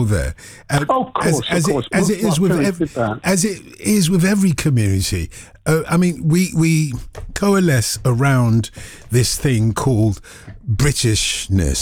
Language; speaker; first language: English; non-native, local second language; Yoruba